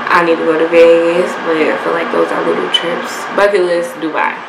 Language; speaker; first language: English; native; English